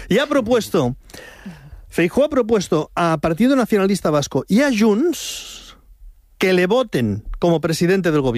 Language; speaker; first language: Spanish; native; Spanish